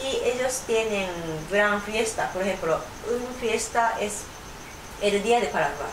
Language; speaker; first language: Spanish; non-native, learner; Japanese